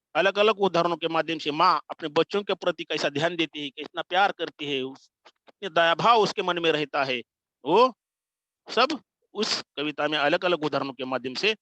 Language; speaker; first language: Hindi; non-native, local second language; Marathi